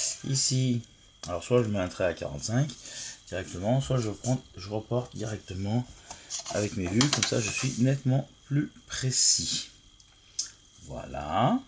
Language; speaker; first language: French; native; French